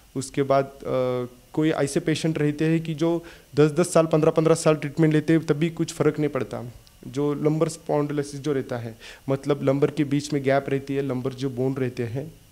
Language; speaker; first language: Hindi; non-native, local second language; Marathi